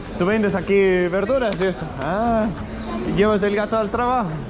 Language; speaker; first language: Spanish; non-native, fluent; Danish